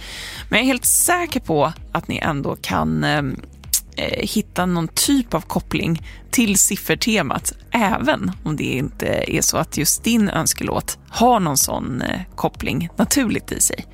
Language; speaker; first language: Swedish; native; Swedish